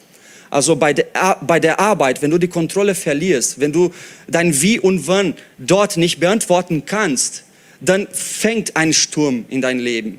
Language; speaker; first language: German; non-native, fluent; Portuguese